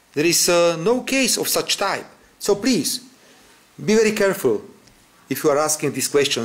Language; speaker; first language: English; non-native, learner; Slovak